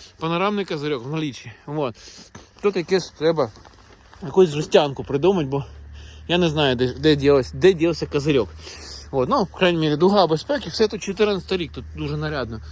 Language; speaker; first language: Ukrainian; native; Ukrainian